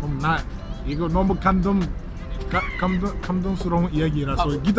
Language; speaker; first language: Korean; non-native, learner; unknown